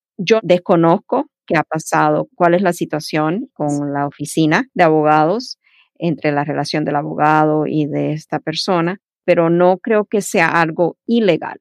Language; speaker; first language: Spanish; early bilingual, heritage; Spanish